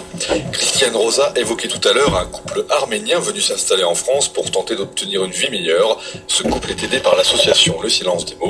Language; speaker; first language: French; native; French